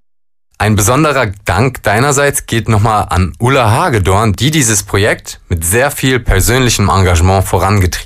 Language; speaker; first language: German; native; German